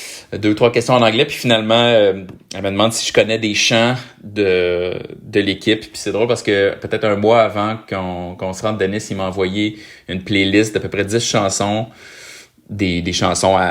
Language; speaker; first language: French; native; French